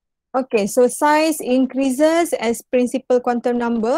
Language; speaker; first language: English; non-native, local second language; Malay